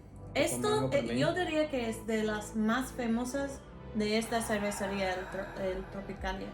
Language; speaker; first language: Spanish; non-native, fluent; English